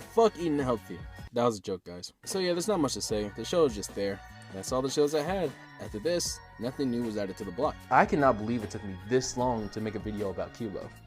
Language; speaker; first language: English; native; English